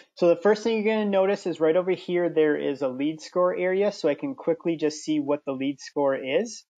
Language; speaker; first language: English; native; English